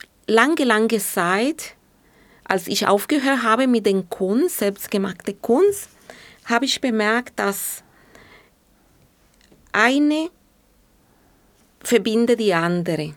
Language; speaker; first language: German; non-native, fluent; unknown